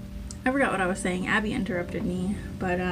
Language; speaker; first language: English; native; English